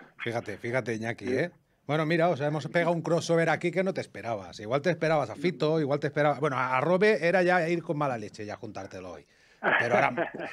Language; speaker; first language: Spanish; native; Spanish